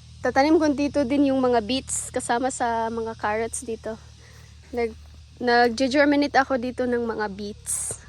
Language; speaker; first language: Filipino; native; Filipino